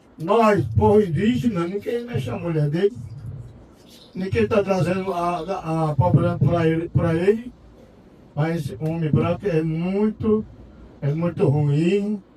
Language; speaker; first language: Portuguese; non-native, local second language; Yanomámi